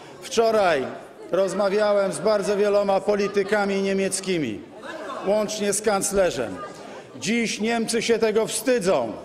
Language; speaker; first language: Polish; native; Polish